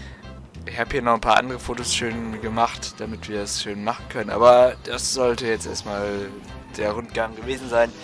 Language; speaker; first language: German; native; German